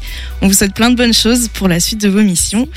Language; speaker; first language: French; native; French